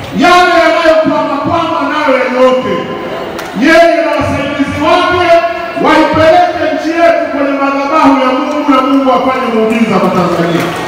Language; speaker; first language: Swahili; native; Swahili